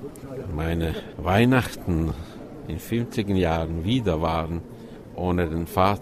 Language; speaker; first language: German; non-native, fluent; Czech